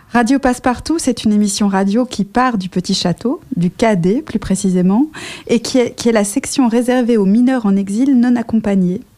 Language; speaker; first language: French; native; French